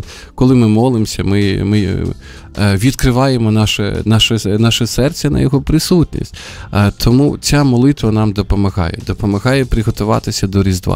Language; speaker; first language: Ukrainian; native; Ukrainian